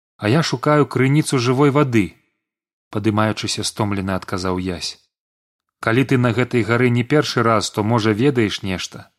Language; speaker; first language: Belarusian; native; Belarusian